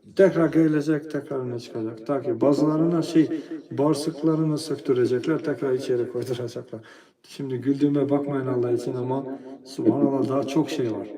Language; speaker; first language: Turkish; non-native, fluent; Albanian